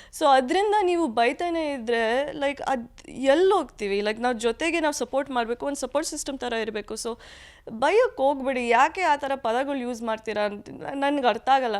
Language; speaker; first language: Kannada; early bilingual, heritage; Kannada